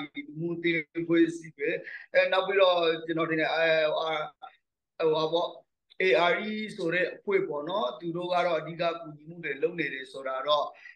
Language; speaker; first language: Burmese; native; Burmese